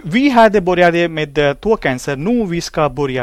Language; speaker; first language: Swedish; non-native, learner; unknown